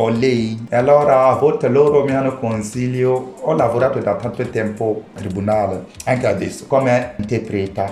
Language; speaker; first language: Italian; non-native, learner; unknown